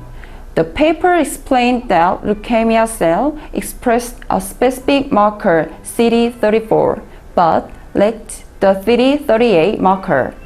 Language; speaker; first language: English; non-native, learner; Korean